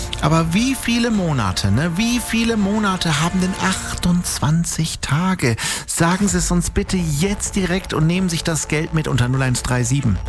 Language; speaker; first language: German; native; German